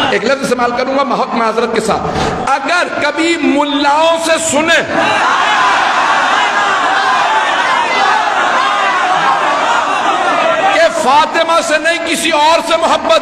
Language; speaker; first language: Urdu; native; Urdu